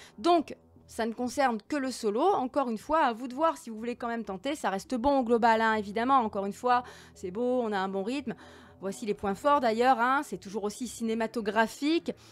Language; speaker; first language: French; native; French